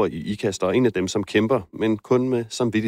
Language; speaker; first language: Danish; native; Danish